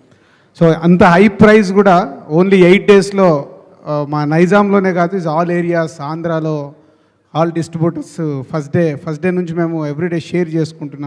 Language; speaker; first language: Telugu; native; Telugu